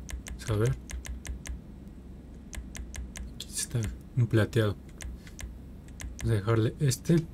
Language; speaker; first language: Spanish; native; Spanish